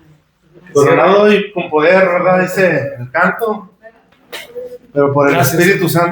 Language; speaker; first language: Spanish; native; Spanish